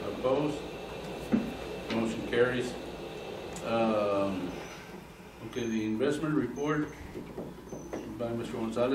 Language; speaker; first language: English; early bilingual, other home language; Spanish